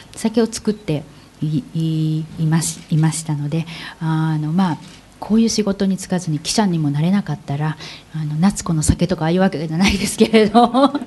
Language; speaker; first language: Japanese; native; Japanese